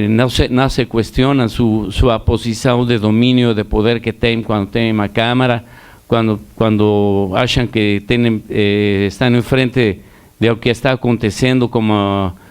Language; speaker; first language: Portuguese; non-native, learner; Spanish